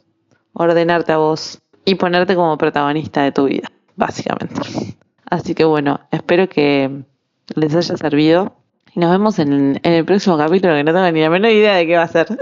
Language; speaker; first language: Spanish; native; Spanish